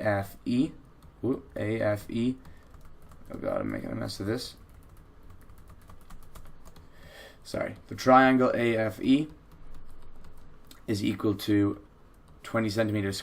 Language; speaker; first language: English; native; English